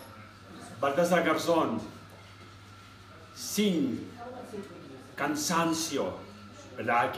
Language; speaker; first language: Spanish; non-native, learner; Tibetan